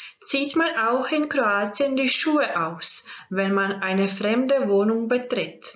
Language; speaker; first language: German; non-native, fluent; Croatian